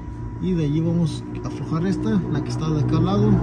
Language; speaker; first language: Spanish; early bilingual, heritage; Spanish